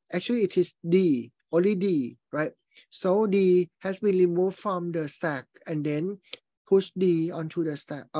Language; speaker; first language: English; non-native, fluent; Thai